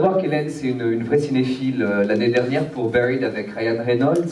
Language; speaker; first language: French; native; French